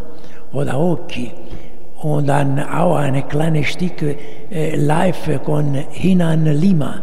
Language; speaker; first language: German; non-native, learner; Italian